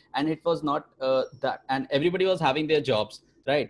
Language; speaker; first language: English; non-native, local second language; Hindi